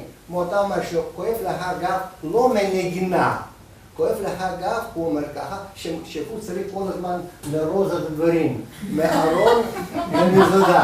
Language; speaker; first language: Hebrew; non-native, fluent; Russian